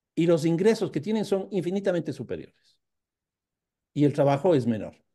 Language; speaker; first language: Spanish; native; Spanish